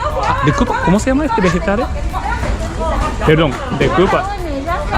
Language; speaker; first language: Spanish; non-native, learner; Japanese